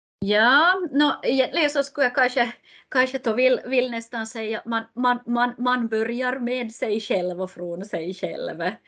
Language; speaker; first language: Swedish; native; Swedish